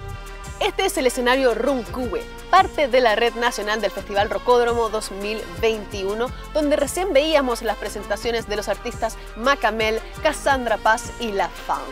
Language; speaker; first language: Spanish; native; Spanish